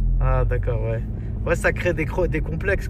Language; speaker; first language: French; early bilingual, other home language; Arabic